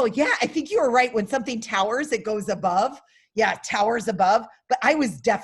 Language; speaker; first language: English; native; English